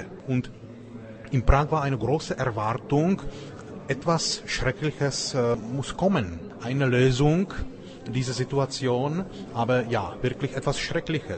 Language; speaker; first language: German; non-native, fluent; Czech